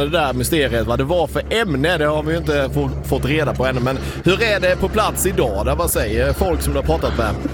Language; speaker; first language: Swedish; native; Swedish